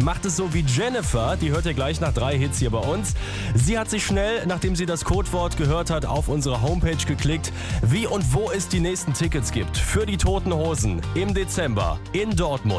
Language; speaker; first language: German; native; German